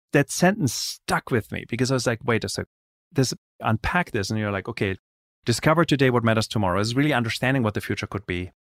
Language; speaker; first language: English; non-native, fluent; German